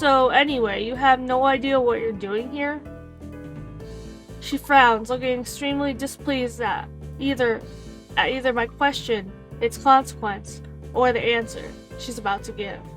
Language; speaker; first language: English; native; English